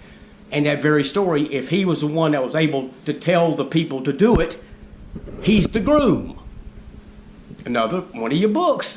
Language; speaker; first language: English; native; English